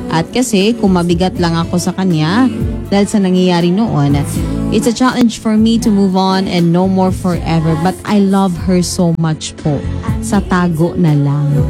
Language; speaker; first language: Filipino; non-native, local second language; Cebuano